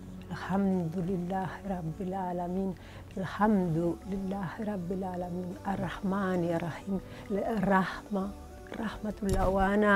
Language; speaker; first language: Arabic; non-native, learner; Spanish